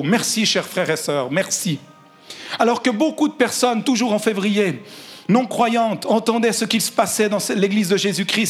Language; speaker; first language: French; native; French